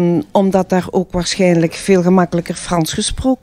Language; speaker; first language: Dutch; native; Dutch